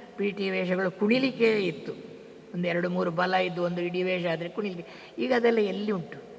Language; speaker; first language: Kannada; non-native, local second language; Tulu